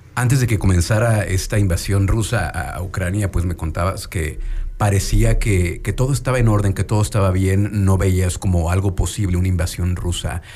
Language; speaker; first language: Spanish; native; Spanish